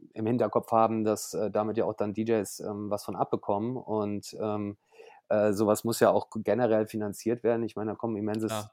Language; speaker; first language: German; native; German